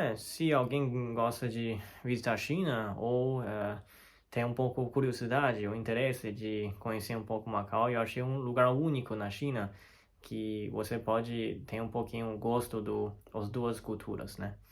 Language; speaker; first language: Portuguese; non-native, fluent; Chinese